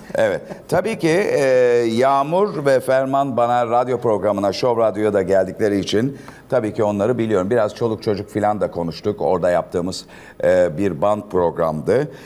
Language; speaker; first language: Turkish; native; Turkish